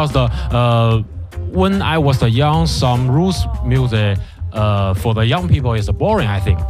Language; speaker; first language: English; non-native, learner; Chinese